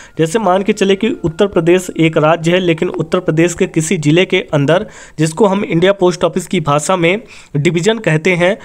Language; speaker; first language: Hindi; native; Hindi